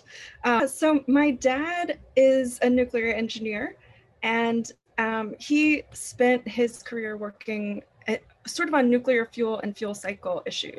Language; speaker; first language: English; native; English